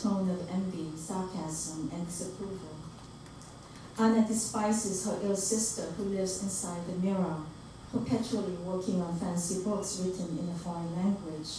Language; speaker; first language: English; early bilingual, other home language; Korean